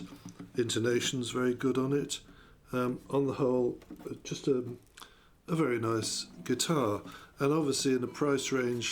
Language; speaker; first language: English; native; English